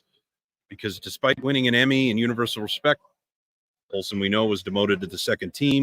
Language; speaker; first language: English; native; English